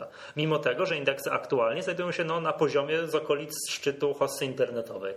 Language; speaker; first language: Polish; native; Polish